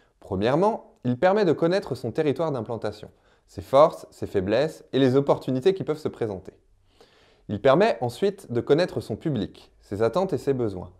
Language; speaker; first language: French; native; French